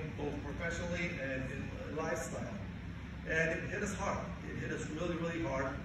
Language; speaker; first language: English; non-native, fluent; Spanish